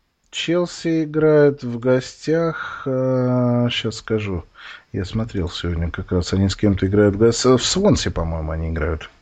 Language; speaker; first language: Russian; native; Russian